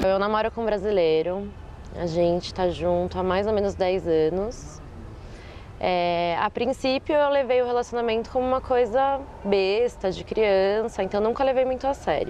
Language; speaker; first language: Portuguese; early bilingual, other home language; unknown